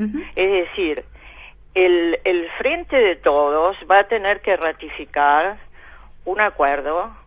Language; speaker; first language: Spanish; native; Spanish